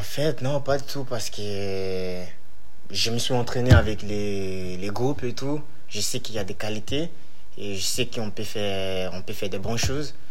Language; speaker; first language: French; non-native, fluent; Bini